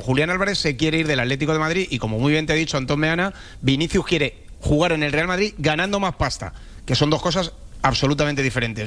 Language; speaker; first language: Spanish; native; Spanish